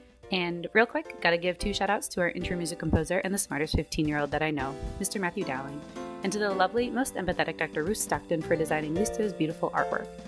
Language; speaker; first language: English; native; English